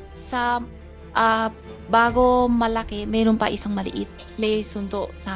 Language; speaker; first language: Filipino; non-native, learner; Chinese